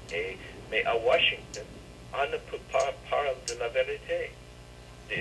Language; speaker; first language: French; non-native, learner; English